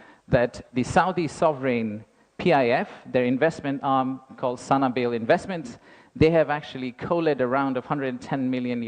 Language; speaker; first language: English; non-native, local second language; Bangla